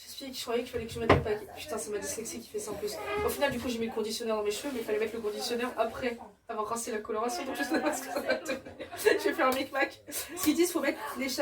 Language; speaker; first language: French; native; French